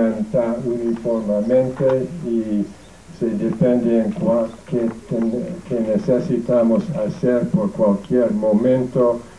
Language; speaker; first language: Spanish; non-native, fluent; English